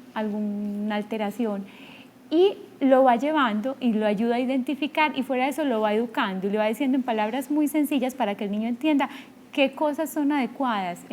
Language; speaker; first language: Spanish; native; Spanish